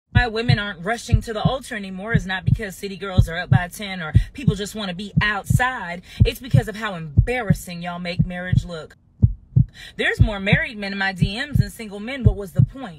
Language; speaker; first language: English; native; English